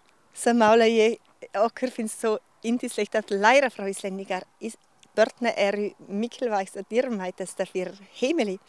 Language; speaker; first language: Icelandic; non-native, learner; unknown